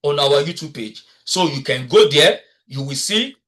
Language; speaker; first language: English; non-native, local second language; Yoruba